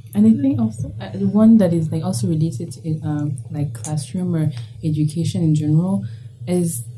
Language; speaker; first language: English; non-native, local second language; Kinyarwanda